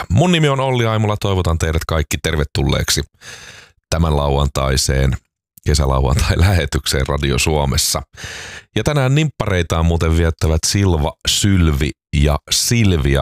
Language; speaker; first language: Finnish; native; Finnish